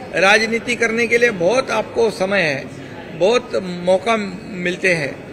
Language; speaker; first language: Hindi; non-native, local second language; Marathi